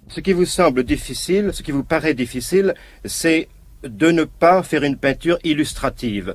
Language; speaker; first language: French; native; French